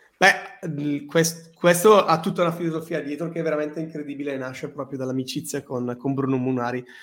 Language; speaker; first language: Italian; native; Italian